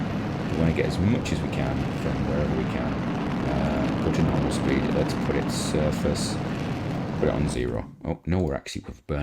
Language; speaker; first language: English; native; English